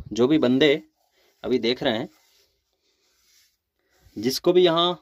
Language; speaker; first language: Hindi; non-native, local second language; Kachhi